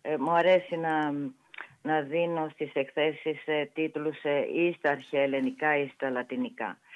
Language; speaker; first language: Greek; non-native, fluent; Italian